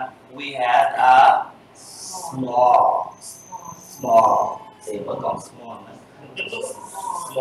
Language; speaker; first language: English; non-native, fluent; Vietnamese